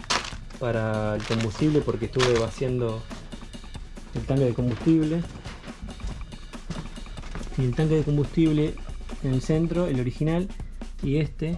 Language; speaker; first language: Spanish; native; Spanish